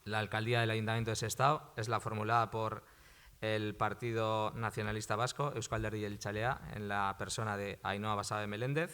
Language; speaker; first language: Spanish; native; Spanish